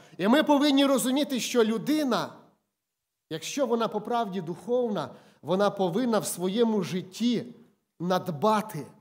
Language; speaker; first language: Ukrainian; native; Ukrainian